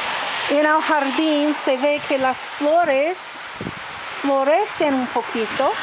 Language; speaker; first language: Spanish; non-native, learner; English